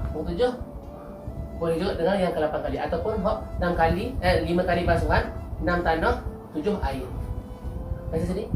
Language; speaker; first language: Malay; native; Malay